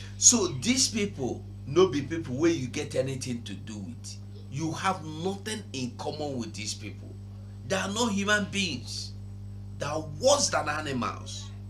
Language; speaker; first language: Nigerian Pidgin; non-native, local second language; Igbo